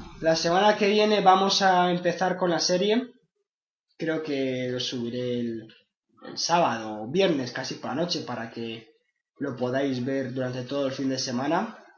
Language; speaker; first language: Spanish; native; Spanish